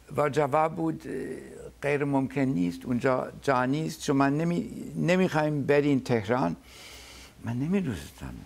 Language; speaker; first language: Persian; non-native, fluent; German